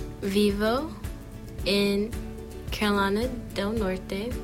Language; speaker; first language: Spanish; non-native, learner; English